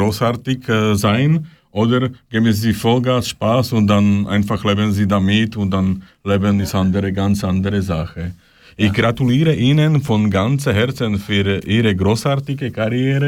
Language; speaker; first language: German; non-native, learner; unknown